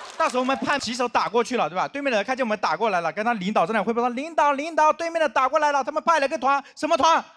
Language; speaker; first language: Chinese; non-native, local second language; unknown